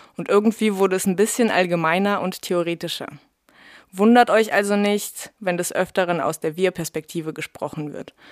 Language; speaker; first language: German; early bilingual, other home language; Russian